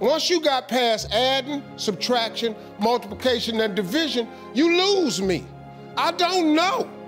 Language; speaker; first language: English; native; English